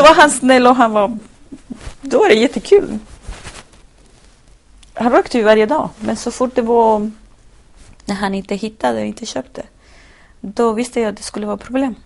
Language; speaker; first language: Swedish; non-native, fluent; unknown